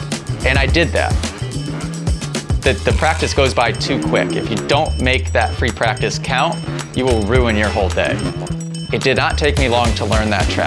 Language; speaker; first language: English; native; English